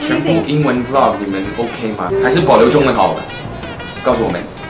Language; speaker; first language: Chinese; early bilingual, heritage; Chinese